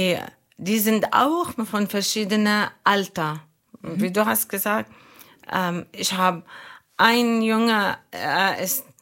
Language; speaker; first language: German; non-native, learner; Arabic